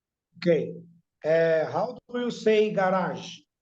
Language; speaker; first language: English; non-native, learner; Portuguese